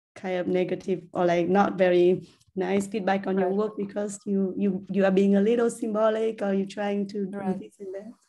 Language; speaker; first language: English; non-native, fluent; Vietnamese